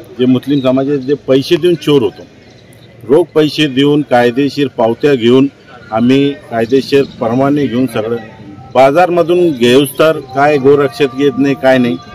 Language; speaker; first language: Marathi; non-native, local second language; Urdu